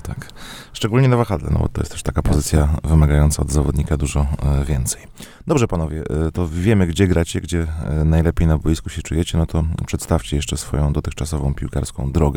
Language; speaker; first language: Polish; native; Polish